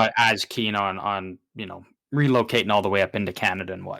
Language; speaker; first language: English; native; English